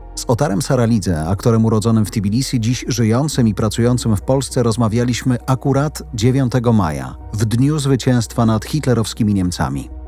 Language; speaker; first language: Polish; native; Polish